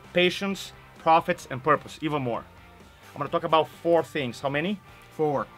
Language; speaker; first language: English; non-native, fluent; Portuguese